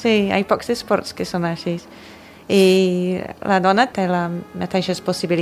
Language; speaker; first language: Catalan; non-native, fluent; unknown